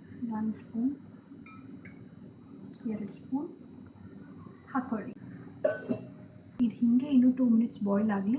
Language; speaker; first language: Kannada; native; Kannada